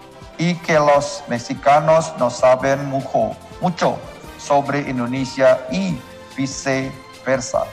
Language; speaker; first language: Spanish; non-native, learner; Indonesian